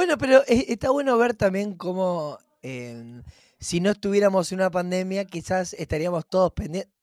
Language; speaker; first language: Spanish; native; Spanish